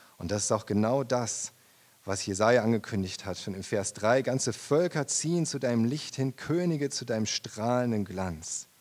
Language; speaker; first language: German; native; German